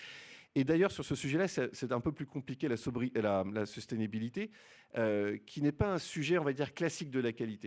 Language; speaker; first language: French; native; French